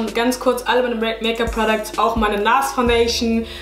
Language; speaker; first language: German; native; German